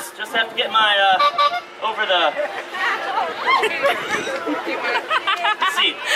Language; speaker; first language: English; native; English